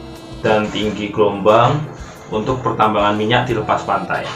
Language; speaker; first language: Indonesian; native; Indonesian